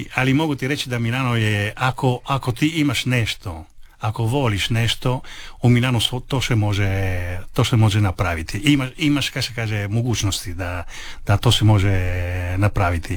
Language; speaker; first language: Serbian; non-native, learner; Italian